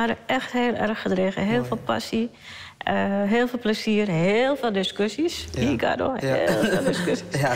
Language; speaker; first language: Dutch; early bilingual, other home language; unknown